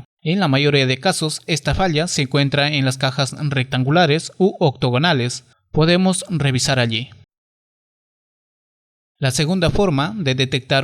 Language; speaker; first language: Spanish; native; Spanish